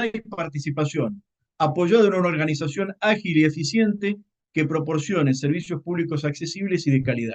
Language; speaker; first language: Spanish; native; Spanish